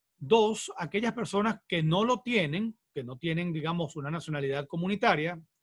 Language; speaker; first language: Spanish; native; Spanish